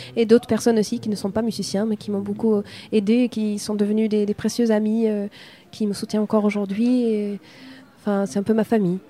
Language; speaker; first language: French; non-native, fluent; Swedish